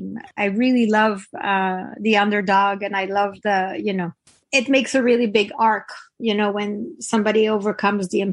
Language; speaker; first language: English; non-native, fluent; French